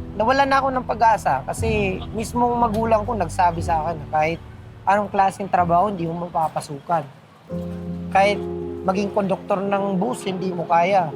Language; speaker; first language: Filipino; non-native, local second language; Bikol